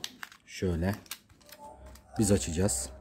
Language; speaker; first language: Turkish; native; Turkish